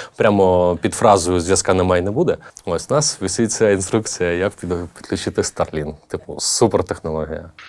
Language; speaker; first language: Ukrainian; native; Ukrainian